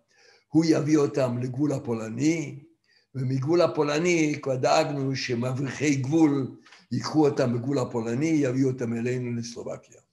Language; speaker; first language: Hebrew; non-native, fluent; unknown